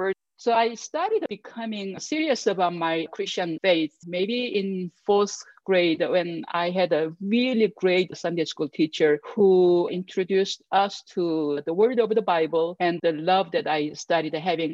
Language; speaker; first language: English; non-native, fluent; Korean